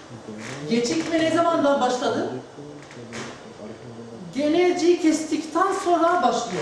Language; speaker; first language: Turkish; non-native, learner; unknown